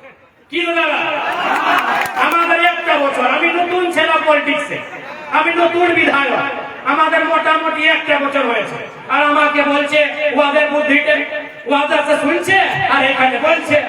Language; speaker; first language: Bangla; non-native, local second language; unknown